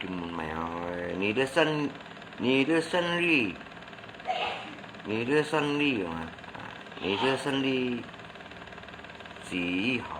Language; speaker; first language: Chinese; non-native, learner; Hakka Chinese